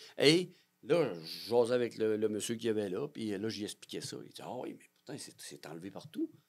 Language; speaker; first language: French; native; French